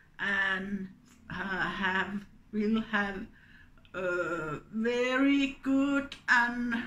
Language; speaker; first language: English; non-native, learner; Finnish